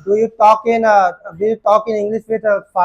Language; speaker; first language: English; non-native, learner; Hindi